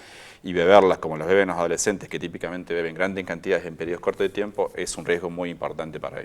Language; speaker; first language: Spanish; native; Spanish